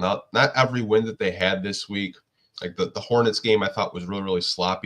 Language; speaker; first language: English; native; English